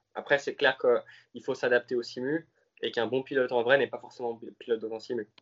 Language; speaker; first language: French; native; French